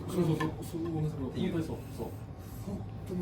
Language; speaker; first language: Japanese; native; Japanese